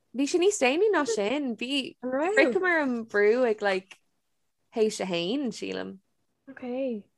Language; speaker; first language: Irish; non-native, local second language; English